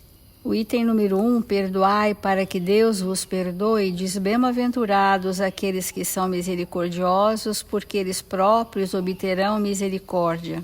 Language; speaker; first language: Portuguese; native; Portuguese